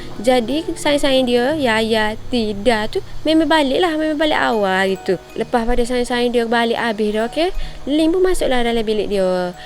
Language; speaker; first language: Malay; native; Malay